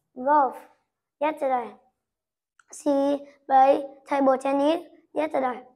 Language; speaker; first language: English; non-native, learner; Vietnamese